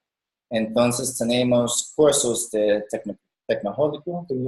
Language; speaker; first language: Spanish; non-native, learner; English